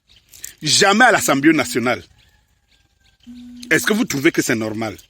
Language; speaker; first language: French; native; French